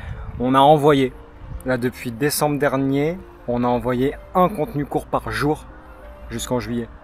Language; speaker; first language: French; native; French